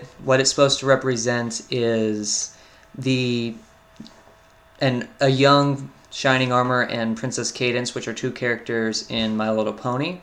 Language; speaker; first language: English; native; English